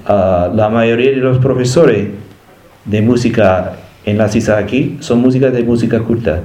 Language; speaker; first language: Spanish; non-native, learner; English